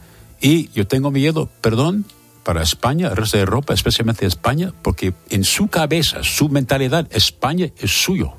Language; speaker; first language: Spanish; non-native, learner; English